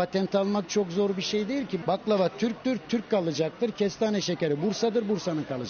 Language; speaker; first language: Turkish; native; Turkish